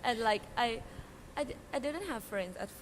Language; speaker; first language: English; non-native, fluent; Thai